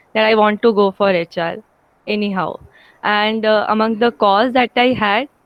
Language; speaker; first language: English; non-native, local second language; Hindi